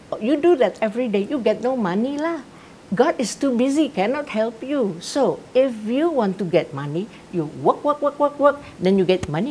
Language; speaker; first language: English; non-native, fluent; Indonesian